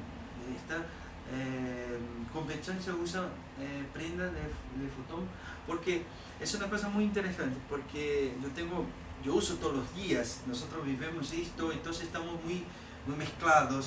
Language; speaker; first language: Spanish; non-native, learner; Portuguese